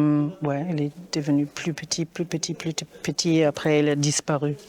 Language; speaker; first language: French; non-native, fluent; German